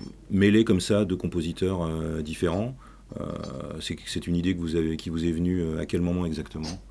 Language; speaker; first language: French; native; French